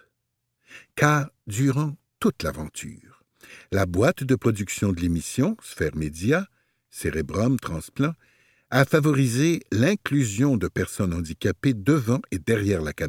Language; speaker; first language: French; native; French